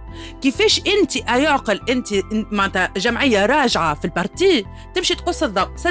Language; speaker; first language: Arabic; native; Arabic